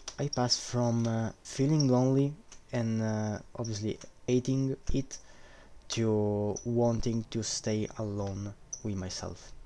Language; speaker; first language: English; non-native, fluent; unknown